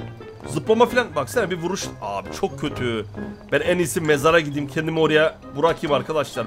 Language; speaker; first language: Turkish; native; Turkish